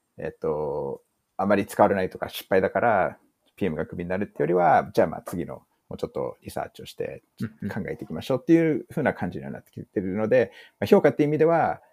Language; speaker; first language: Japanese; early bilingual, heritage; English